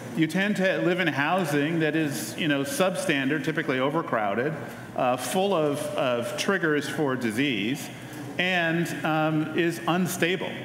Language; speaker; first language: English; native; English